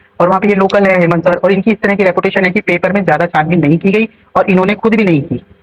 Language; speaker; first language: Hindi; native; Hindi